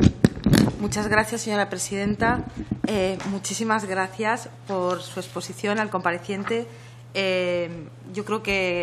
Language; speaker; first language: Spanish; native; Spanish